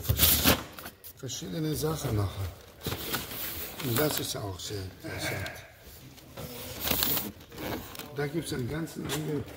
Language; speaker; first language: German; non-native, learner; Italian